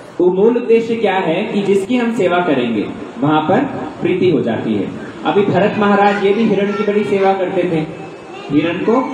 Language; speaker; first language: Hindi; native; Hindi